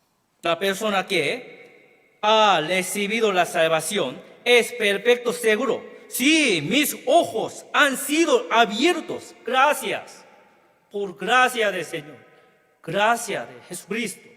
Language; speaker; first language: Spanish; non-native, learner; Korean